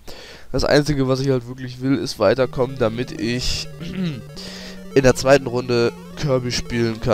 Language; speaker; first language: German; native; German